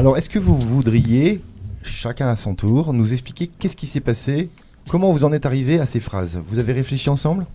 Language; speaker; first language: French; native; French